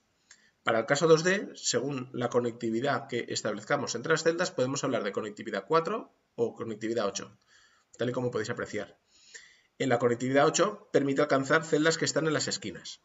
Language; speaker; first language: Spanish; native; Spanish